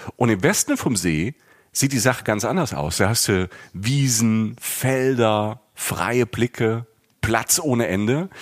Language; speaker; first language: German; native; German